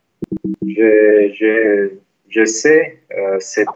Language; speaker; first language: French; non-native, learner; Portuguese